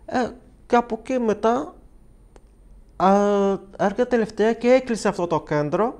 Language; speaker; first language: Greek; non-native, learner; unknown